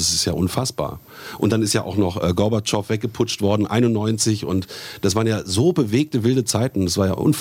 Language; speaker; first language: German; native; German